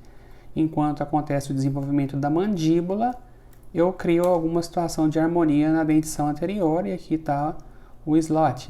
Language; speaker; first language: Portuguese; native; Portuguese